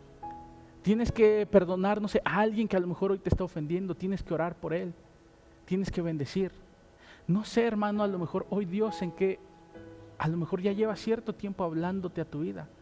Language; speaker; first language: Spanish; native; Spanish